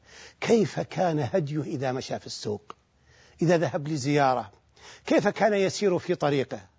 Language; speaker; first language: Arabic; native; Arabic